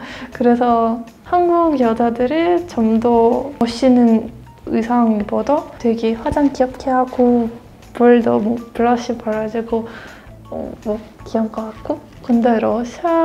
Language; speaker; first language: Korean; non-native, fluent; Russian